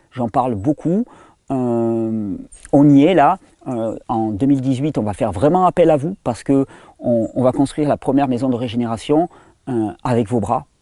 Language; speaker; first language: French; native; French